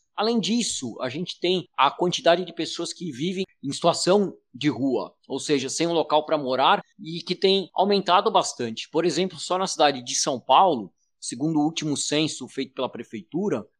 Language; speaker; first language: Portuguese; native; Portuguese